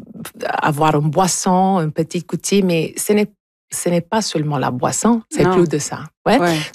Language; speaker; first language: French; non-native, fluent; English